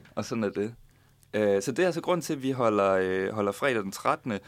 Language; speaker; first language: Danish; native; Danish